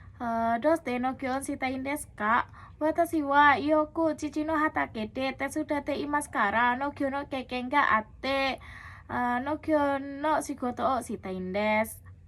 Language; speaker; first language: Japanese; non-native, learner; Indonesian